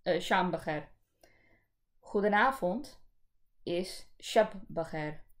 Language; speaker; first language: Dutch; early bilingual, other home language; Urdu